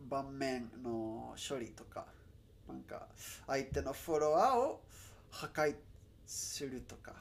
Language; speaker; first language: Japanese; non-native, learner; Spanish